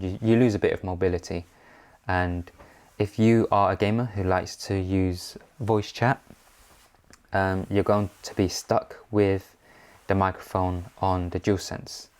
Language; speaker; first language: English; native; English